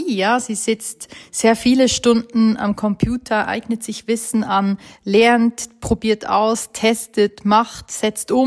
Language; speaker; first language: German; native; German